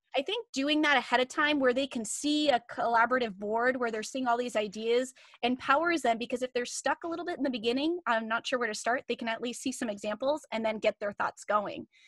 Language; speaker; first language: English; native; English